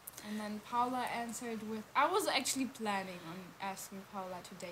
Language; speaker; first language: English; non-native, fluent; German